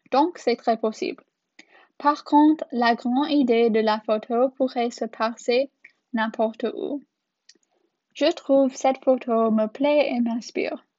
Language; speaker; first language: French; non-native, learner; English